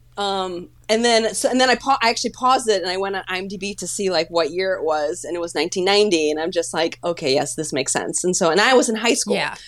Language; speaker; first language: English; early bilingual, other home language; Polish